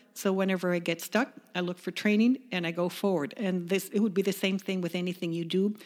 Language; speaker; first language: English; native; English